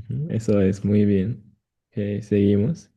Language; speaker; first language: Spanish; non-native, fluent; Chinese